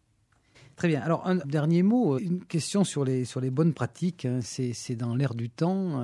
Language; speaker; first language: French; native; French